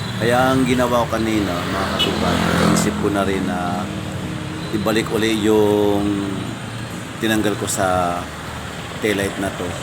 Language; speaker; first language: Filipino; native; Filipino